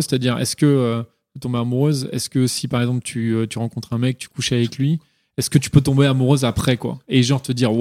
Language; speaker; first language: French; native; French